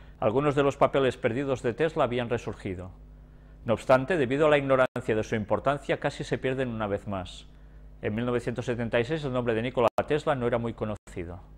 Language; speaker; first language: Spanish; native; Spanish